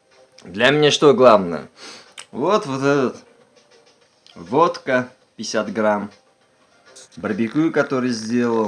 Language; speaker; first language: Russian; non-native, local second language; Uzbek